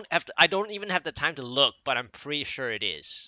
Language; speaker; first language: English; native; English